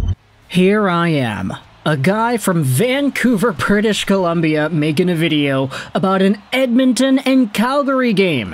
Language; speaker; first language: English; native; English